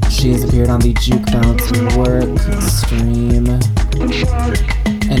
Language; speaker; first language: English; native; English